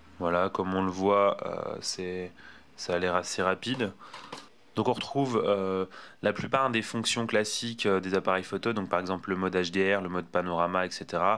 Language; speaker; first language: French; native; French